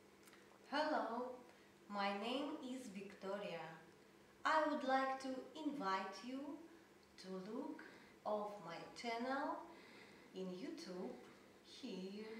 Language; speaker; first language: English; non-native, learner; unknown